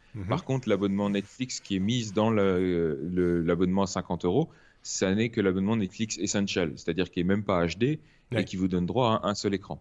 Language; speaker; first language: French; native; French